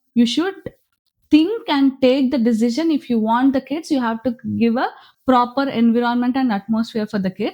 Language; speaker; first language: English; non-native, local second language; Telugu